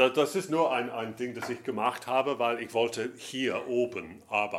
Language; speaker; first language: German; non-native, fluent; English